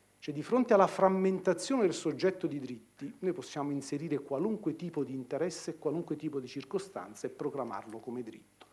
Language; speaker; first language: Italian; native; Italian